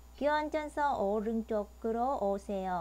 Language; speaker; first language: Korean; non-native, fluent; Vietnamese